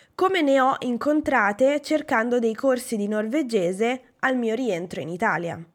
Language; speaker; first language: Italian; native; Italian